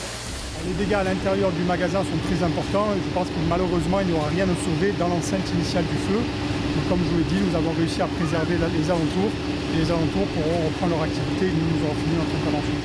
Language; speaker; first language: French; native; French